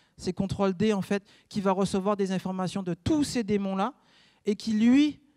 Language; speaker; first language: French; native; French